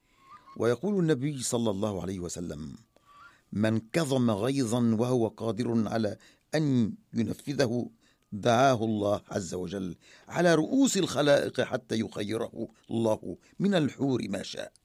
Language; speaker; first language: Arabic; native; Arabic